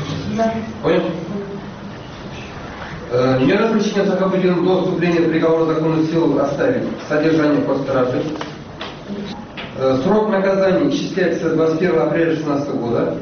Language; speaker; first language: Russian; native; Russian